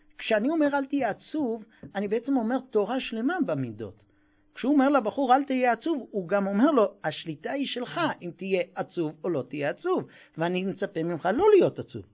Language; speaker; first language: Hebrew; non-native, fluent; English